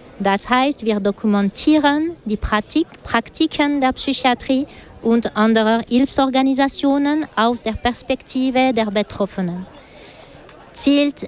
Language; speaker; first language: German; non-native, local second language; French